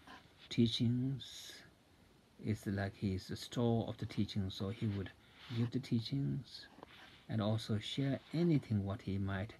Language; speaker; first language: English; non-native, fluent; Tibetan